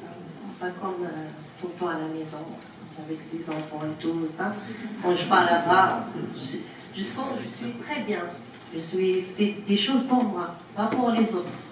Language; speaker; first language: French; non-native, learner; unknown